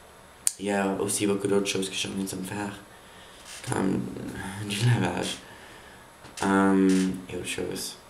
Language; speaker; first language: French; non-native, learner; English